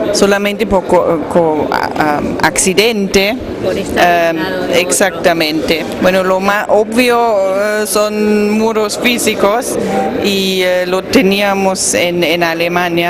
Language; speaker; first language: Spanish; non-native, fluent; German